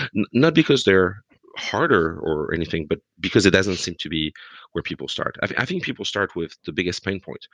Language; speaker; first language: English; non-native, fluent; French